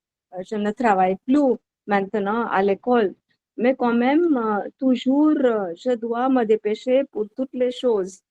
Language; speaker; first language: French; non-native, learner; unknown